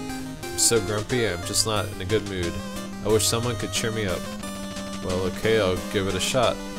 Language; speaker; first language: English; native; English